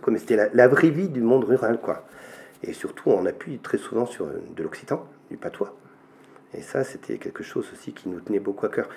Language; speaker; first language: French; native; French